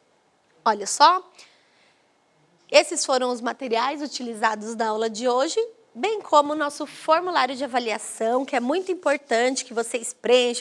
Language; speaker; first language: Portuguese; native; Portuguese